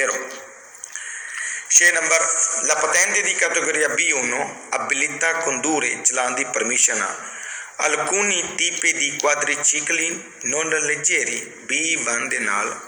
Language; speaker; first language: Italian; non-native, fluent; Punjabi